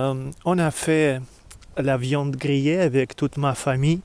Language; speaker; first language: French; non-native, learner; Russian